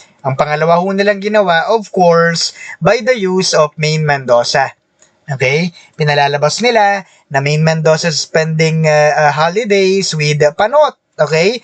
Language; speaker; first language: English; non-native, local second language; Filipino